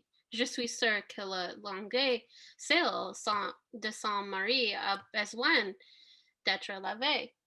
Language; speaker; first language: French; non-native, learner; English